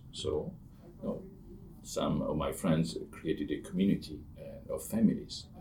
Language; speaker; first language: English; non-native, fluent; Italian